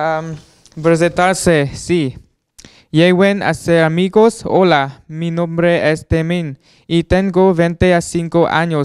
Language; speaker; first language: Spanish; non-native, learner; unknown